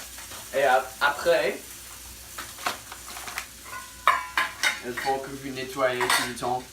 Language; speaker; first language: French; non-native, learner; English